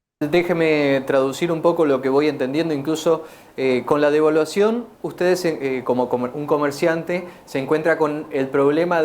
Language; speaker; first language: Spanish; native; Spanish